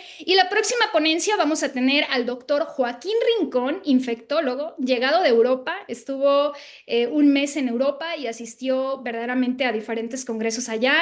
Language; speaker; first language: Spanish; native; Spanish